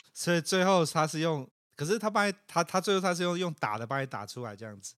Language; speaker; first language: Chinese; native; Chinese